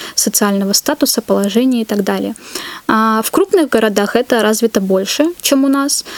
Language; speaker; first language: Russian; native; Russian